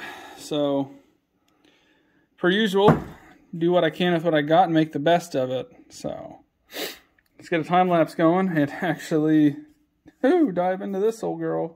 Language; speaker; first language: English; native; English